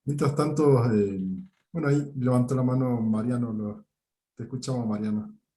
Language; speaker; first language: Spanish; native; Spanish